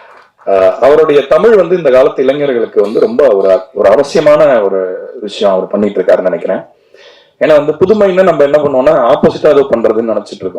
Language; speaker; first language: Tamil; native; Tamil